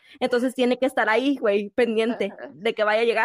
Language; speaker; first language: Spanish; native; Spanish